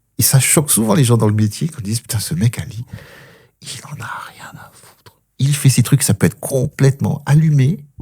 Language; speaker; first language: French; early bilingual, other home language; Spanish